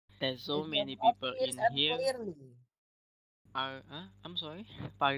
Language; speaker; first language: English; non-native, learner; Indonesian